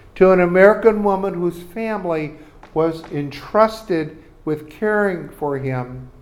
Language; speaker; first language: English; native; English